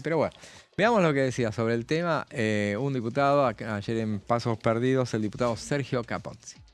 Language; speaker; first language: Spanish; native; Spanish